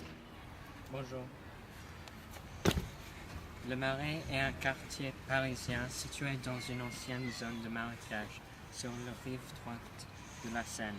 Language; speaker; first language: French; non-native, learner; English